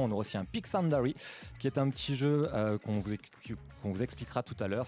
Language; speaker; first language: French; native; French